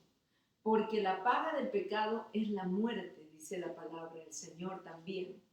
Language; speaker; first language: Spanish; native; Spanish